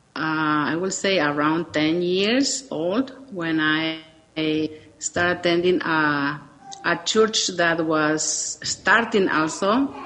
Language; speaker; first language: English; non-native, learner; Spanish